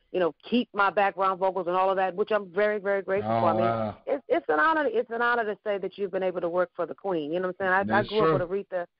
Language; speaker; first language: English; native; English